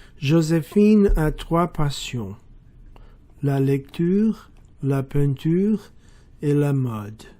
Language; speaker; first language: French; non-native, learner; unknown